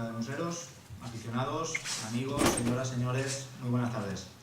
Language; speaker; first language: Spanish; native; Spanish